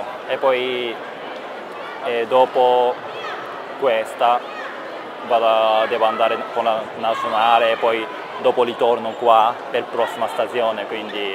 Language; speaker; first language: Italian; non-native, learner; Japanese